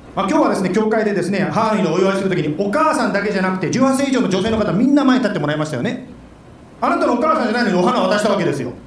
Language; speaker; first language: Japanese; native; Japanese